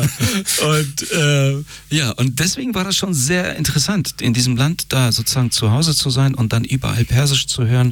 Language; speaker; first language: German; early bilingual, other home language; Persian